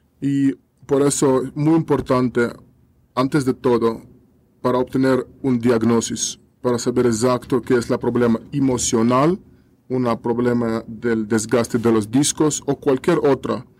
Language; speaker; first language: Spanish; non-native, learner; Russian